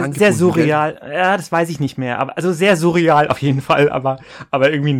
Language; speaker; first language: German; native; German